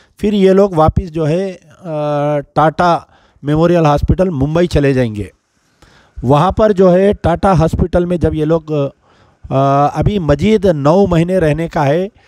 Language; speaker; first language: Hindi; non-native, local second language; Urdu